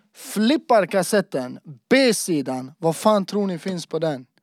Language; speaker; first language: Swedish; native; Swedish